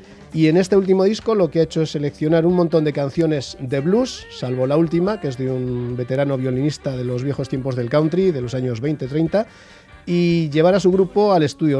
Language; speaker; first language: Spanish; native; Spanish